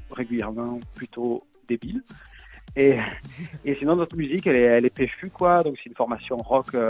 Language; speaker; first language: French; native; French